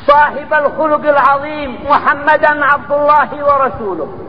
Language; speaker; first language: Arabic; native; Arabic